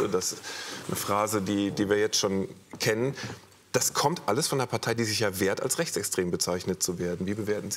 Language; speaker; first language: German; native; German